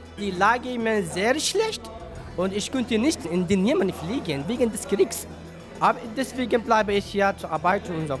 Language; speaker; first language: German; non-native, learner; Arabic